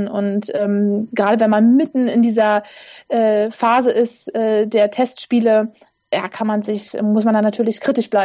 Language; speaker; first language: German; native; German